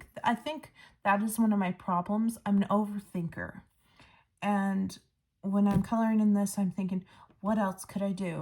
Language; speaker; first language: English; native; English